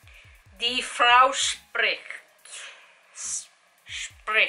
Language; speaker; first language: German; non-native, learner; English